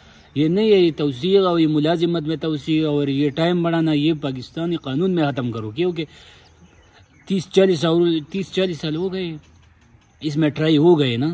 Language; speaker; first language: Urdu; non-native, local second language; Pashto